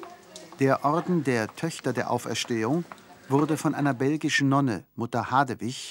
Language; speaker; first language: German; native; German